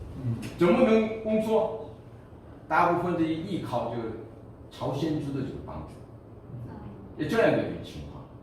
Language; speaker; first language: Chinese; non-native, fluent; Korean